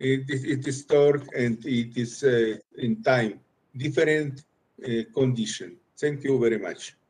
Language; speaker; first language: English; non-native, learner; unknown